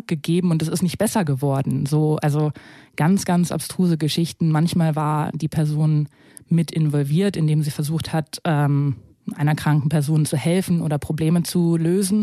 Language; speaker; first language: German; native; German